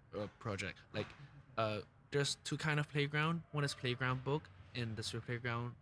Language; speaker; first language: English; non-native, local second language; Cantonese